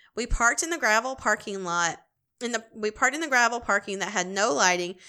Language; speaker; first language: English; native; English